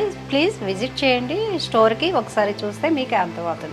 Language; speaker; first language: Telugu; native; Telugu